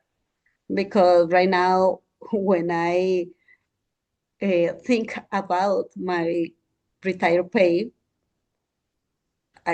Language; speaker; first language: English; non-native, learner; Spanish